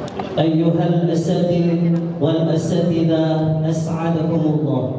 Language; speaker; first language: Arabic; non-native, learner; Indonesian